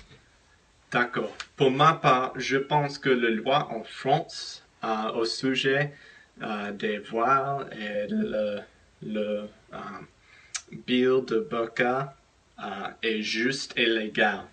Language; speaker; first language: French; non-native, learner; English